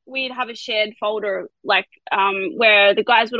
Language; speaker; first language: English; native; English